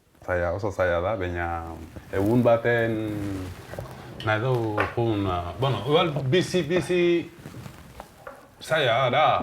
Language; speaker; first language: Basque; non-native, learner; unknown